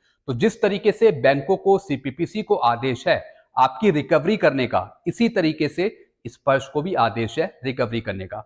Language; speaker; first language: Hindi; native; Hindi